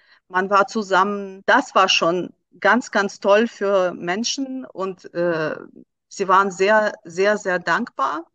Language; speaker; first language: German; non-native, fluent; Russian